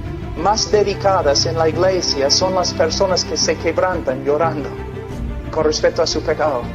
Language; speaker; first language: Spanish; non-native, fluent; English